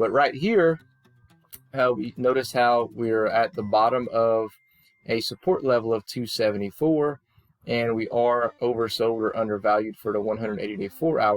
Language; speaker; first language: English; native; English